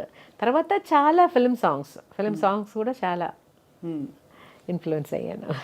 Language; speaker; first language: Telugu; non-native, local second language; Malayalam